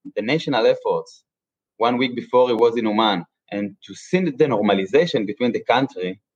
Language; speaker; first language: English; non-native, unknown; Hebrew